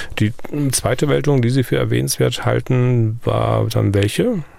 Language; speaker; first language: German; native; German